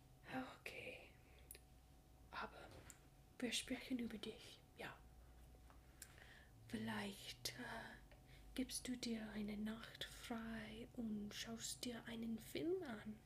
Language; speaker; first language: German; non-native, learner; English